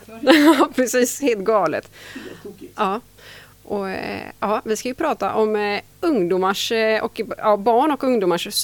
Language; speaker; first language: Swedish; native; Swedish